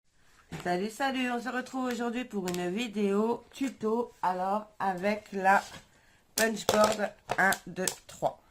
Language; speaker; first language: French; native; French